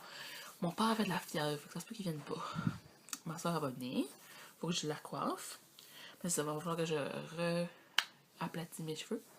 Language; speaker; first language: French; native; French